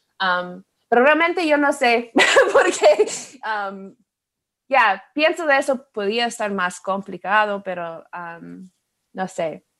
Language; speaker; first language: Spanish; non-native, learner; English